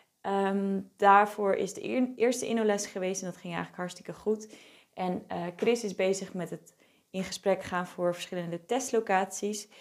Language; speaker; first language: Dutch; native; Dutch